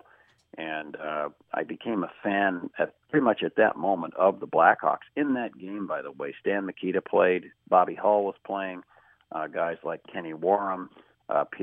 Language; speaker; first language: English; native; English